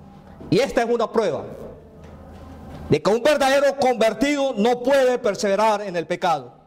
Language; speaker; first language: Spanish; native; Spanish